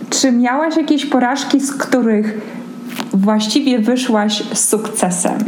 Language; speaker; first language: Polish; native; Polish